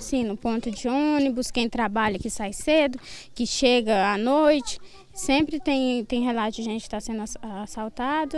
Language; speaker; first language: Portuguese; native; Portuguese